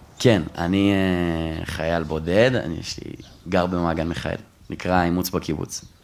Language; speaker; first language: Hebrew; native; Hebrew